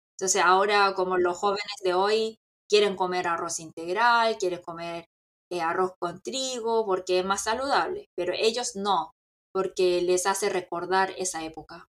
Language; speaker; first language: Spanish; non-native, fluent; Korean